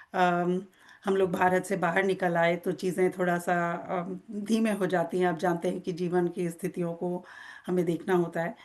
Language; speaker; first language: Hindi; native; Hindi